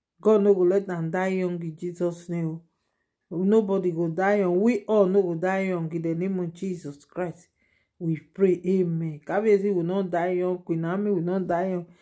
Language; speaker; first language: Nigerian Pidgin; non-native, local second language; Yoruba